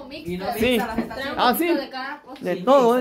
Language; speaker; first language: Spanish; native; Spanish